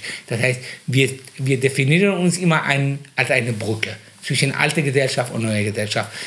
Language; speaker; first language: German; non-native, fluent; Persian